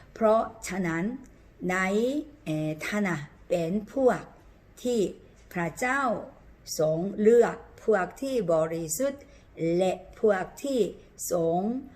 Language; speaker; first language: Thai; non-native, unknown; Korean